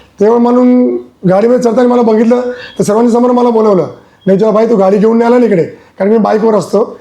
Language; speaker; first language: Marathi; non-native, local second language; Gujarati